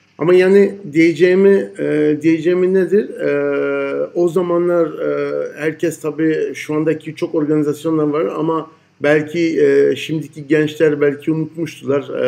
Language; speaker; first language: Turkish; early bilingual, heritage; Turkish